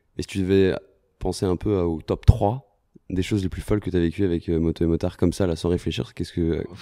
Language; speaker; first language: French; native; French